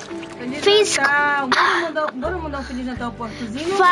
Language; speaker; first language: Portuguese; native; Portuguese